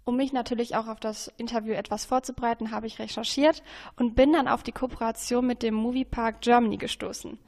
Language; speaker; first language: German; native; German